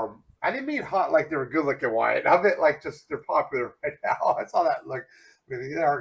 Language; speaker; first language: English; native; English